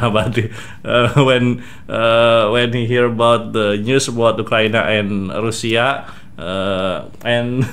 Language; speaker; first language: English; non-native, learner; Indonesian